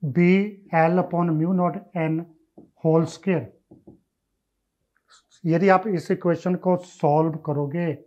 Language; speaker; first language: Hindi; non-native, local second language; Punjabi